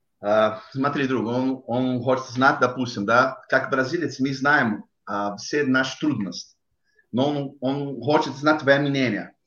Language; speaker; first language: Russian; non-native, learner; Portuguese